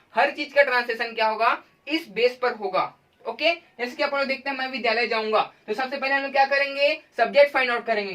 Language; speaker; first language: Hindi; native; Hindi